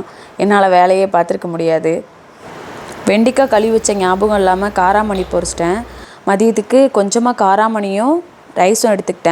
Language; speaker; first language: Tamil; native; Tamil